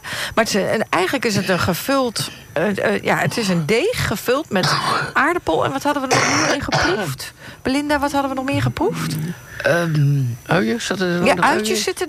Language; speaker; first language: Dutch; native; Dutch